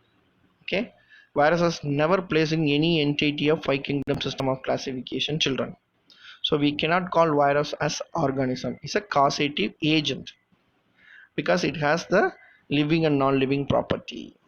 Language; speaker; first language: English; non-native, local second language; Tamil